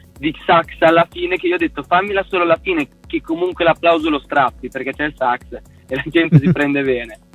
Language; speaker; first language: Italian; native; Italian